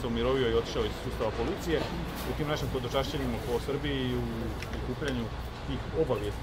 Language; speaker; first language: Croatian; native; Croatian